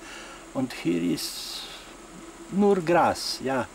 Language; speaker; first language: German; non-native, learner; Slovenian